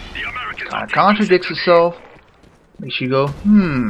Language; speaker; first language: English; native; English